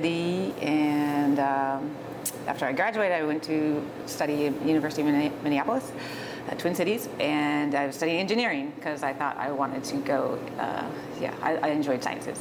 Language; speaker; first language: English; native; English